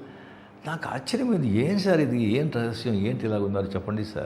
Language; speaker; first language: Telugu; non-native, fluent; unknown